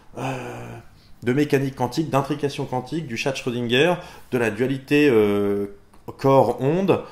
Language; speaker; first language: French; native; French